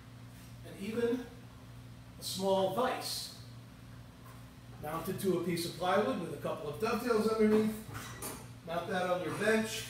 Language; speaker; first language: English; native; English